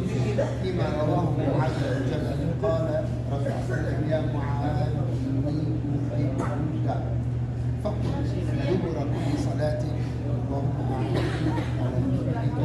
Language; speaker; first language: Arabic; native; Arabic